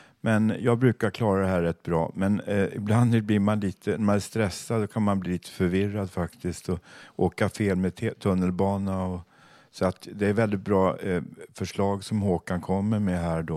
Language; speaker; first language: Swedish; native; Swedish